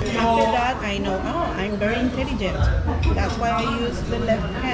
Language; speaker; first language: English; non-native, learner; Spanish